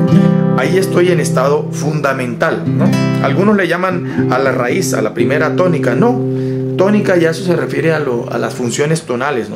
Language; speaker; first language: Spanish; native; Spanish